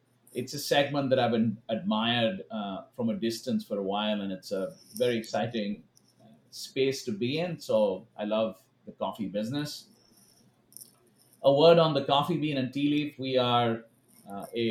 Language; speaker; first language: English; non-native, local second language; Hindi